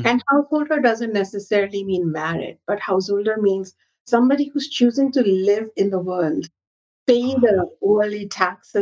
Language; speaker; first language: English; non-native, local second language; Hindi